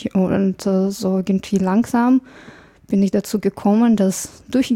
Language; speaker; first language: German; non-native, fluent; English